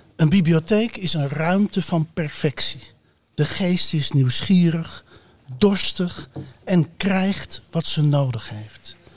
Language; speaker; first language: Dutch; native; Dutch